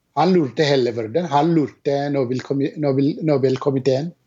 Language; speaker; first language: Norwegian; non-native, fluent; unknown